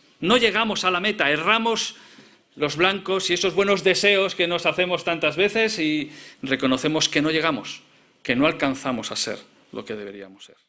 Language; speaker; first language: Spanish; native; Spanish